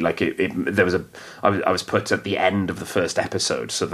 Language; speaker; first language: English; non-native, local second language; Welsh